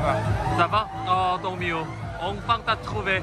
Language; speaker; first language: French; non-native, fluent; Korean